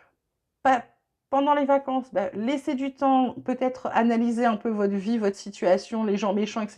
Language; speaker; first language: French; native; French